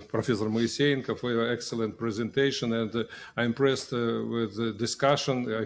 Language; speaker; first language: English; non-native, fluent; Russian